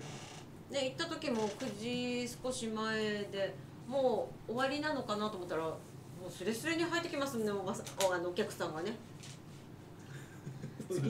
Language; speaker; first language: Japanese; native; Japanese